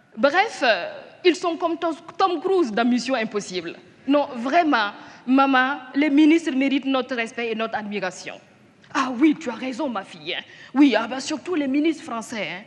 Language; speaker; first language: French; non-native, local second language; Mossi